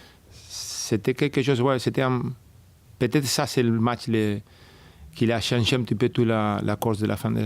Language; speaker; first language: French; non-native, fluent; Spanish